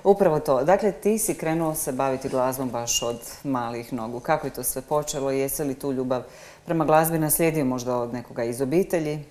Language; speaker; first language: Serbian; native; Serbian